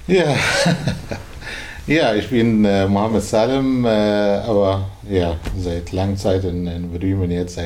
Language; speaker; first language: German; non-native, learner; Arabic